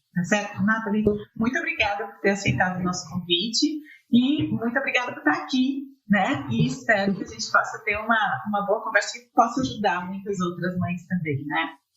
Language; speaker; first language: Portuguese; native; Portuguese